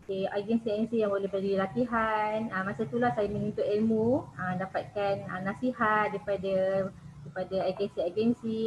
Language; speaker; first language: Malay; native; Malay